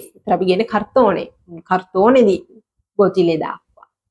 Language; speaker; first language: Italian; non-native, fluent; Sinhala